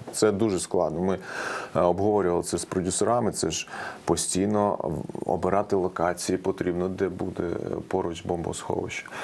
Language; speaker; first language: Ukrainian; non-native, local second language; Russian